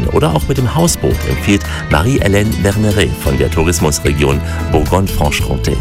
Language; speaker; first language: German; native; German